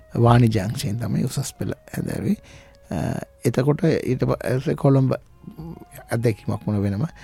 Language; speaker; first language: Sinhala; non-native, local second language; Tamil